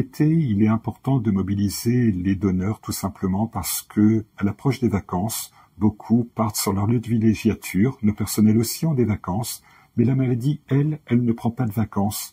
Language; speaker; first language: French; native; French